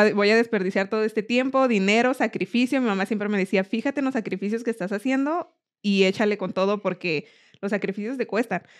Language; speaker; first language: Spanish; native; Spanish